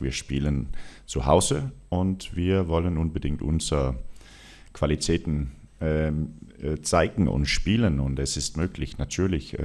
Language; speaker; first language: German; non-native, fluent; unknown